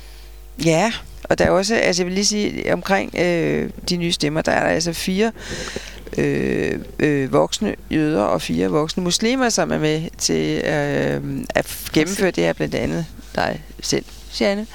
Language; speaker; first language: Danish; native; Danish